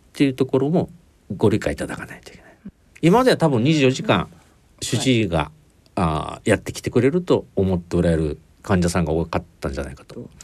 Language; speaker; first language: Japanese; native; Japanese